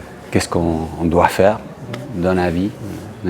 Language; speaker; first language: French; non-native, fluent; English